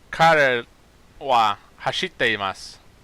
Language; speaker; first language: Japanese; non-native, learner; English